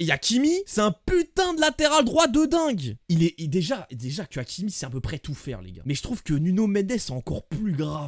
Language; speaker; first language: French; native; French